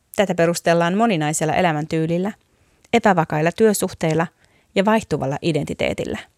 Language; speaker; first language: Finnish; native; Finnish